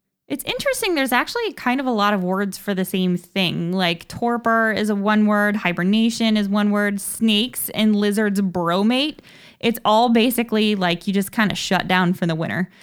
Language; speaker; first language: English; native; English